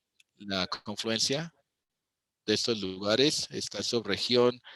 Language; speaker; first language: Spanish; native; Spanish